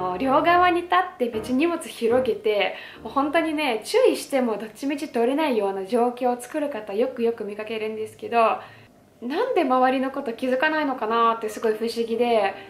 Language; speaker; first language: Japanese; non-native, fluent; Russian